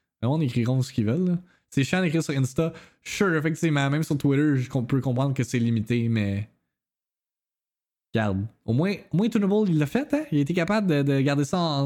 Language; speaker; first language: French; native; French